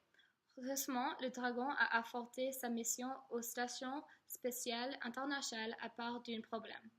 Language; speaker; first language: French; non-native, learner; English